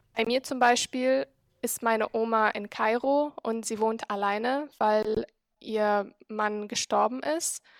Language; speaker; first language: German; non-native, fluent; Arabic